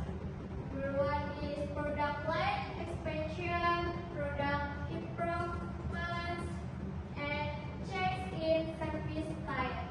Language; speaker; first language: English; non-native, learner; Indonesian